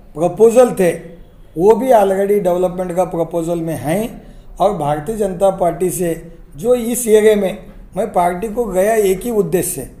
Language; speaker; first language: Hindi; non-native, local second language; Kannada